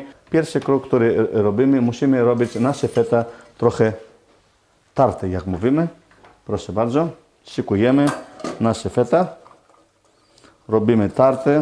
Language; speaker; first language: Polish; non-native, fluent; Greek